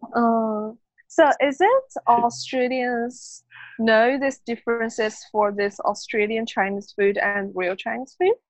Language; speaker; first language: English; non-native, fluent; Chinese